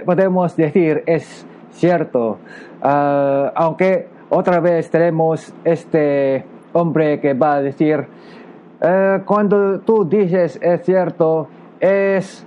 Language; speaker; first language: Spanish; non-native, local second language; Filipino